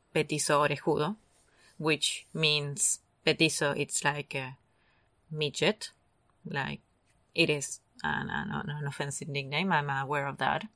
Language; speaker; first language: English; non-native, fluent; Spanish